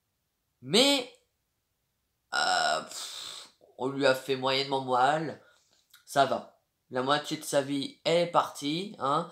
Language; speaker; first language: French; native; French